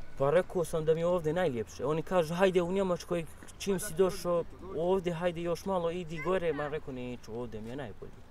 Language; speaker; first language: Croatian; non-native, learner; Kurdish